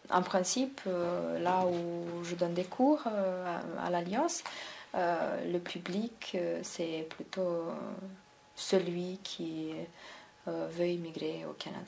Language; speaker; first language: French; non-native, fluent; Romanian